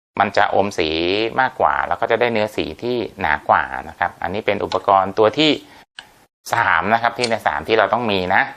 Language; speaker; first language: Thai; native; Thai